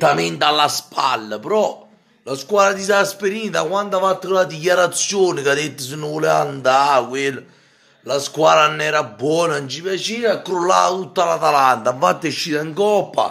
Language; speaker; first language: Italian; native; Italian